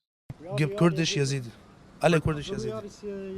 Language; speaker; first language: German; non-native, learner; Kurdish